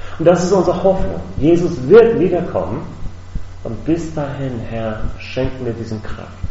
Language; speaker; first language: German; non-native, fluent; English